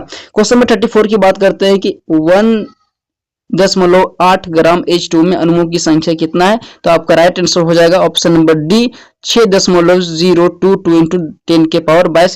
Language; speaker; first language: Hindi; native; Hindi